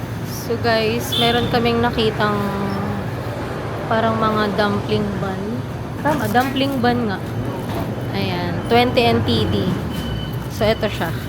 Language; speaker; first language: Filipino; native; Filipino